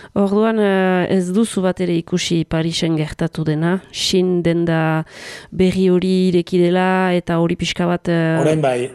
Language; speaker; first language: Basque; native; Basque